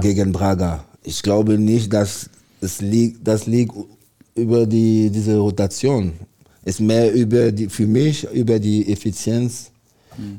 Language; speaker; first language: German; non-native, learner; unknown